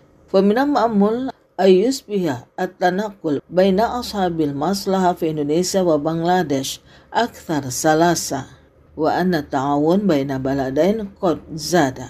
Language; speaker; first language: Arabic; non-native, fluent; Indonesian